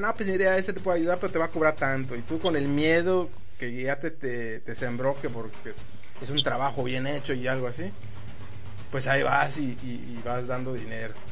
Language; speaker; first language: Spanish; native; Spanish